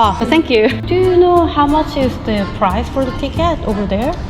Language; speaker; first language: English; non-native, fluent; Korean